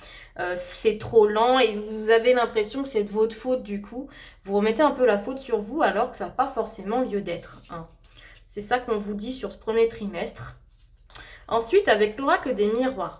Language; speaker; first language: French; native; French